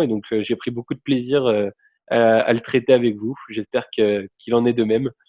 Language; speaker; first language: French; native; French